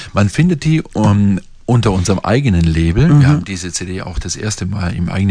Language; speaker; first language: German; native; German